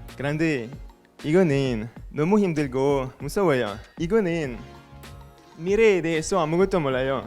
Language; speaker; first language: Korean; non-native, learner; French